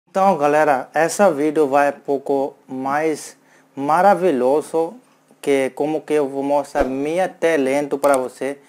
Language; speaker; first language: Portuguese; non-native, learner; Hindi